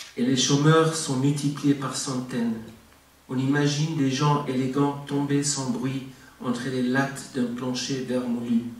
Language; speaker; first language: French; non-native, fluent; English